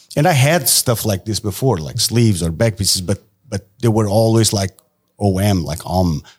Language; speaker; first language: English; non-native, fluent; Portuguese